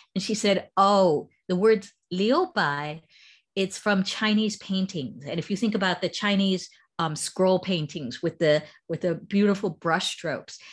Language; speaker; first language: English; native; English